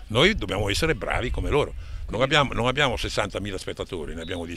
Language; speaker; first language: Italian; native; Italian